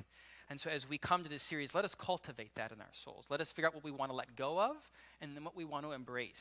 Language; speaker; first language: English; native; English